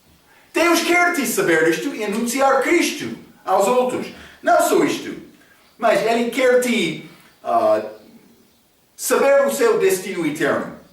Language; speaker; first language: Portuguese; non-native, learner; English